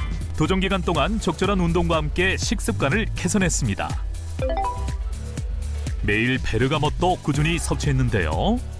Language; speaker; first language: Korean; native; Korean